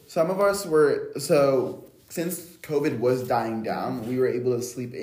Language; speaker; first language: English; native; English